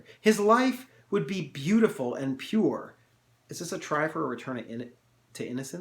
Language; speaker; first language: English; native; English